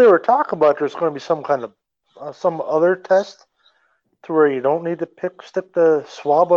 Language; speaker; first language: English; native; English